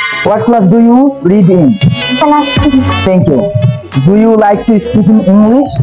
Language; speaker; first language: English; non-native, learner; Bangla